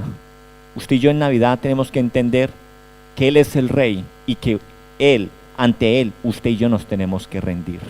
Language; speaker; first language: Spanish; native; Spanish